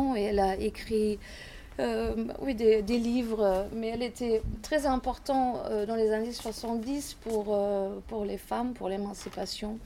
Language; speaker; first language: French; non-native, fluent; German